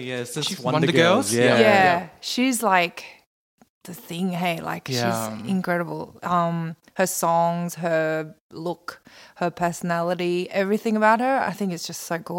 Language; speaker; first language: English; non-native, local second language; Korean